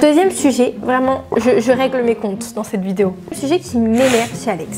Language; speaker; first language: French; native; French